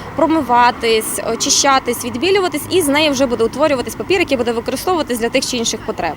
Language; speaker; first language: Ukrainian; native; Ukrainian